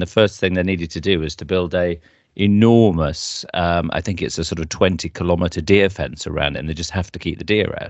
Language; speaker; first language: English; native; English